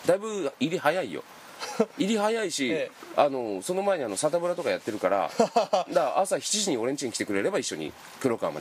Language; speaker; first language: Japanese; native; Japanese